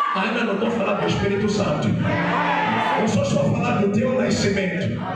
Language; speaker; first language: Portuguese; non-native, local second language; Tsonga